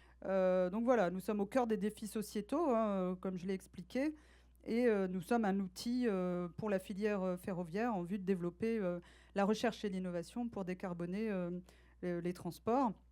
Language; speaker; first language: French; native; French